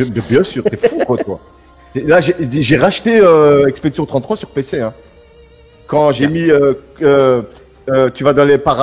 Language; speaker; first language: French; native; French